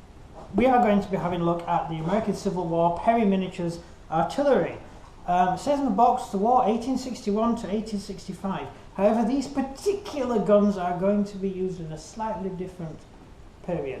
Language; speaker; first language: English; native; English